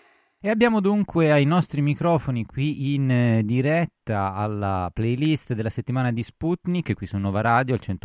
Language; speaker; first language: Italian; native; Italian